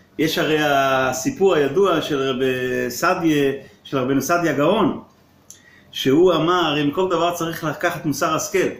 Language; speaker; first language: Hebrew; non-native, local second language; Yiddish